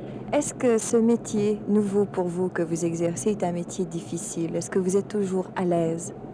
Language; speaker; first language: French; native; French